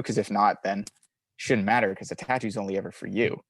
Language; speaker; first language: English; native; English